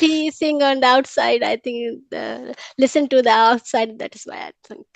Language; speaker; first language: English; non-native, learner; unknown